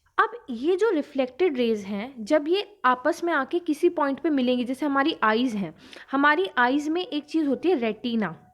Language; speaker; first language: Hindi; native; Hindi